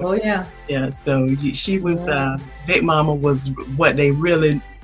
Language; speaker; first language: English; native; English